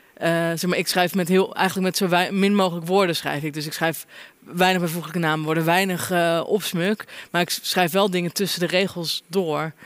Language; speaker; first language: Dutch; native; Dutch